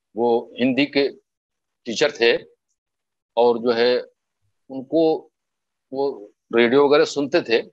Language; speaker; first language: Hindi; native; Hindi